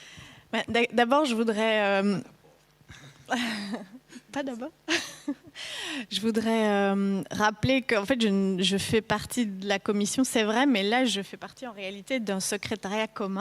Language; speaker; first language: French; native; French